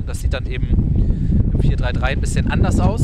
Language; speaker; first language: German; native; German